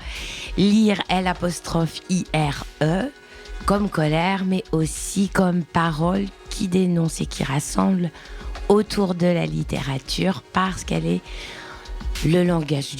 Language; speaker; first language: French; native; French